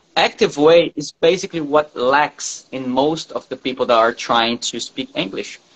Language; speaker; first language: English; non-native, fluent; Portuguese